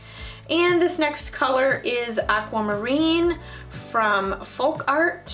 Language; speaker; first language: English; native; English